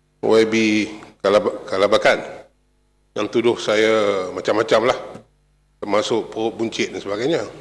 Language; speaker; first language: Malay; non-native, local second language; Chinese